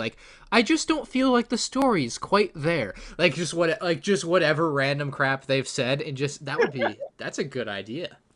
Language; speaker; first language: English; native; English